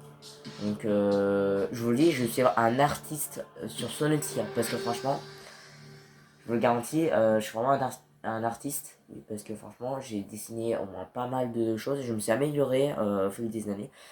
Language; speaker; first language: French; native; French